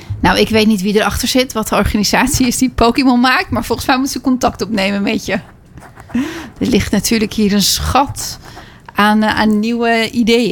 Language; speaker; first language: Dutch; native; Dutch